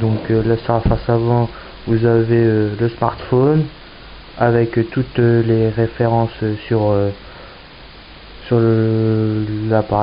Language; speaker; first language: French; native; French